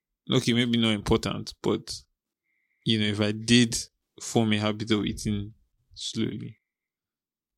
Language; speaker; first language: English; non-native, local second language; Igbo